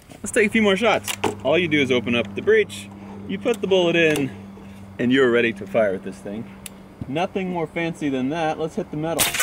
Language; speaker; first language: English; native; English